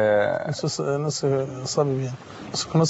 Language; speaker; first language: Spanish; non-native, fluent; Arabic